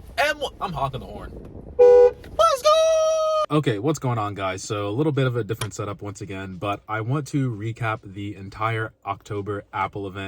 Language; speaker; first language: English; native; English